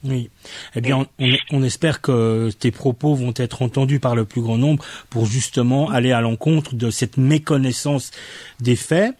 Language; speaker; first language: French; native; French